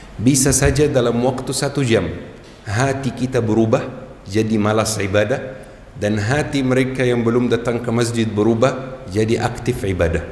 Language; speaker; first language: Indonesian; non-native, fluent; Arabic